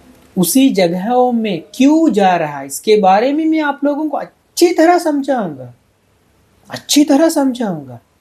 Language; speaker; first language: Hindi; non-native, fluent; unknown